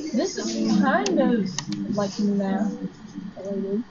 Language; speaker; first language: English; native; English